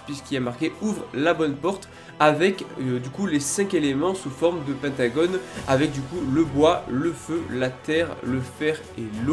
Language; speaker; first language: French; native; French